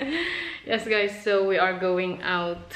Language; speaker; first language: English; non-native, local second language; Filipino